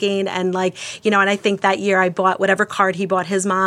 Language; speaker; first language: English; native; English